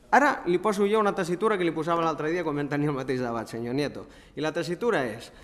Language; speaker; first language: Catalan; native; Catalan